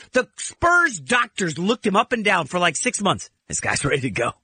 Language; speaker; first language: English; native; English